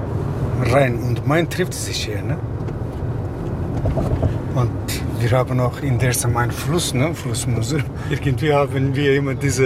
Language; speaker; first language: German; non-native, fluent; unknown